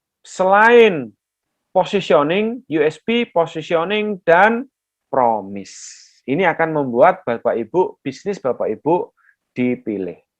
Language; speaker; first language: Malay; non-native, local second language; Javanese